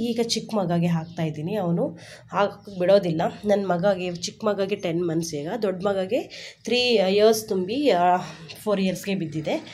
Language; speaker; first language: Kannada; non-native, local second language; Telugu